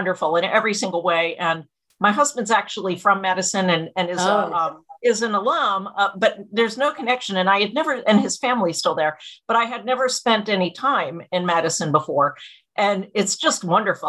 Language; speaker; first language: English; native; English